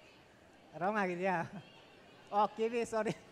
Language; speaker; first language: Kannada; non-native, local second language; Hindi